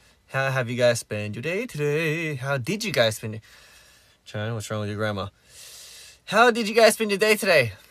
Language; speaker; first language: English; early bilingual, other home language; Korean